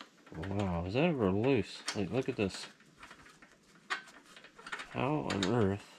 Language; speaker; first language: English; native; English